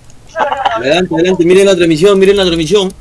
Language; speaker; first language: Spanish; native; Spanish